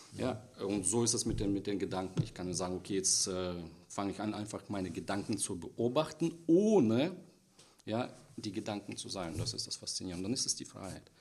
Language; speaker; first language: German; non-native, fluent; Russian